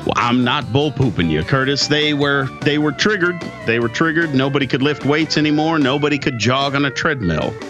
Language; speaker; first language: English; native; English